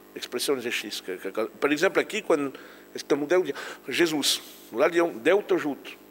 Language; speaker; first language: Catalan; non-native, local second language; French